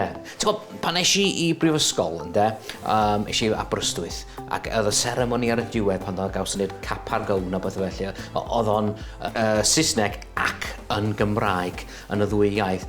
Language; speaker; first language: Welsh; native; Welsh